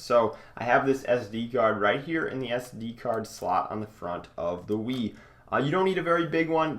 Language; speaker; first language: English; native; English